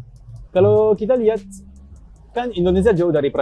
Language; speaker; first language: Indonesian; non-native, fluent; French